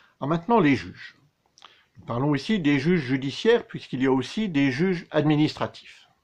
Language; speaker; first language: French; native; French